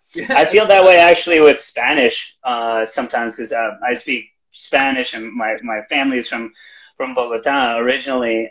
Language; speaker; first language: English; native; English